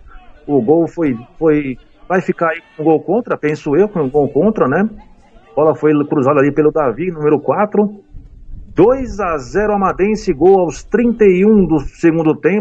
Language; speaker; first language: Portuguese; native; Portuguese